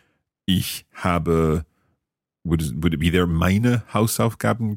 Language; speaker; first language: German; non-native, learner; English